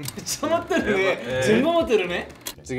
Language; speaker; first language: Japanese; non-native, fluent; Korean